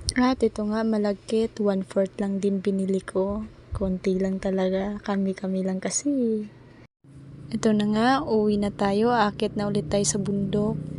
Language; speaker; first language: Filipino; non-native, local second language; Cebuano